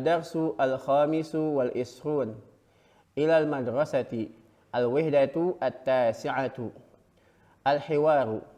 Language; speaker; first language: Arabic; non-native, fluent; Indonesian